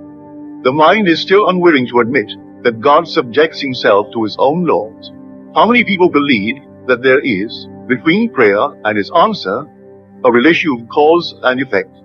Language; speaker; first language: English; native; English